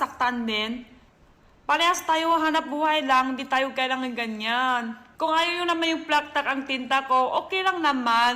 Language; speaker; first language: Filipino; non-native, learner; Chinese